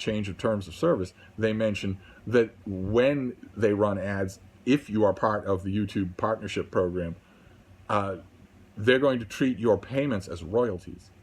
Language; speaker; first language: English; native; English